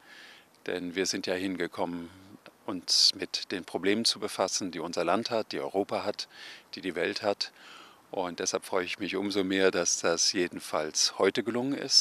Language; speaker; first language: German; native; German